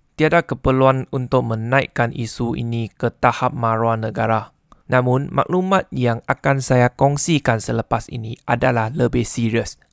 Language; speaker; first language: Malay; non-native, local second language; Chinese